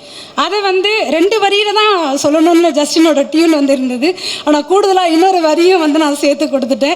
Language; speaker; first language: Tamil; native; Tamil